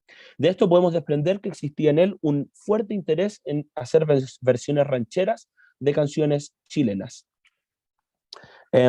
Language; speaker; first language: Spanish; native; Spanish